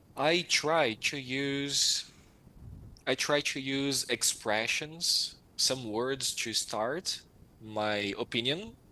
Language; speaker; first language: English; non-native, fluent; Portuguese